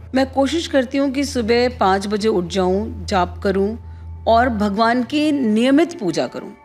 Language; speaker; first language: Hindi; native; Hindi